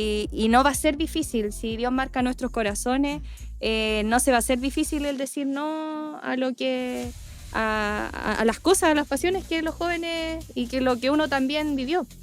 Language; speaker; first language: Spanish; native; Spanish